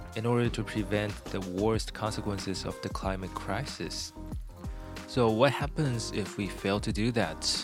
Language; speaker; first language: English; non-native, fluent; Chinese